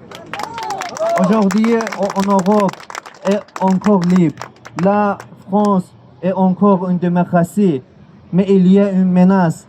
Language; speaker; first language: French; non-native, learner; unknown